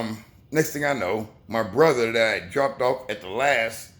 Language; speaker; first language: English; native; English